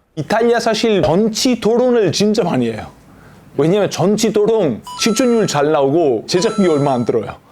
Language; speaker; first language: Korean; non-native, fluent; Italian